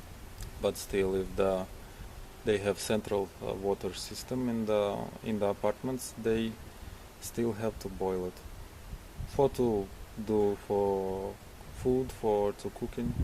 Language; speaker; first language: English; non-native, learner; Ukrainian